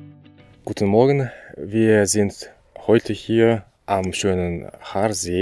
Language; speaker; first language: German; non-native, fluent; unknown